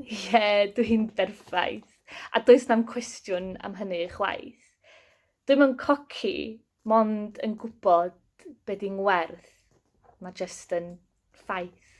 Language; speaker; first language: Welsh; native; Welsh